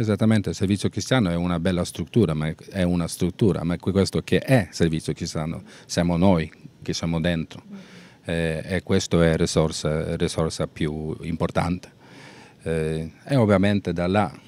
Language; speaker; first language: Italian; non-native, learner; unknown